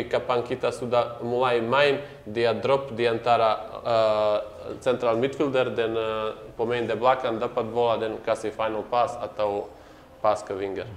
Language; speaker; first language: Indonesian; non-native, learner; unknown